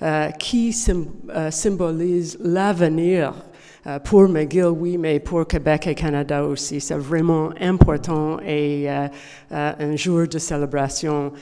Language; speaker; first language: French; non-native, learner; English